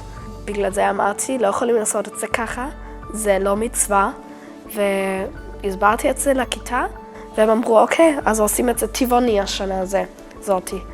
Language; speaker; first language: Hebrew; early bilingual, heritage; German